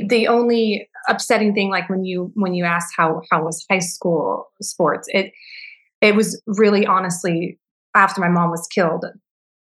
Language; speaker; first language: English; native; English